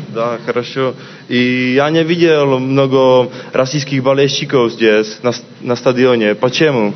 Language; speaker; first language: Russian; non-native, learner; Czech